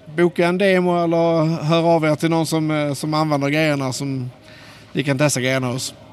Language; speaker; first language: Swedish; native; Swedish